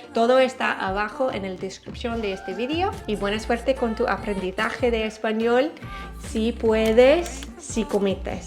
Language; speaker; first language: Spanish; non-native, learner; English